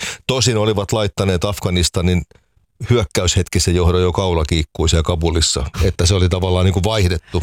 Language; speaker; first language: Finnish; native; Finnish